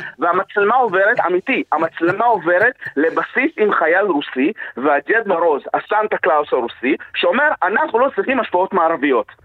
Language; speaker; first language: Hebrew; early bilingual, other home language; Russian